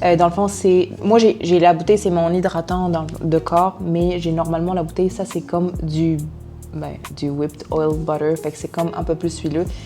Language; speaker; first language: French; early bilingual, other home language; Arabic